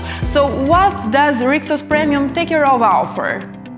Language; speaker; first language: English; non-native, fluent; Albanian